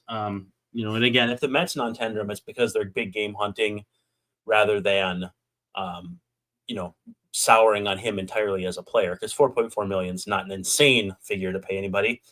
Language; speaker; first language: English; native; English